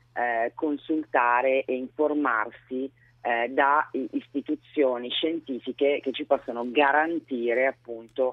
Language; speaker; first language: Italian; native; Italian